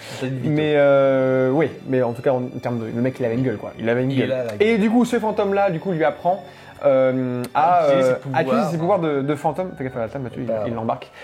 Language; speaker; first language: French; native; French